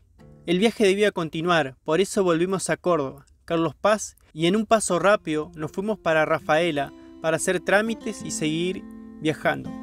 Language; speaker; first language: Spanish; native; Spanish